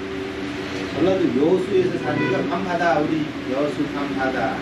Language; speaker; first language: Korean; non-native, local second language; Nepali